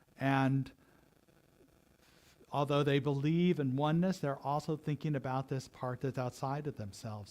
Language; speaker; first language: English; native; English